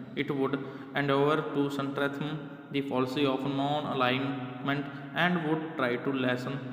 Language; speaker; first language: English; non-native, local second language; Punjabi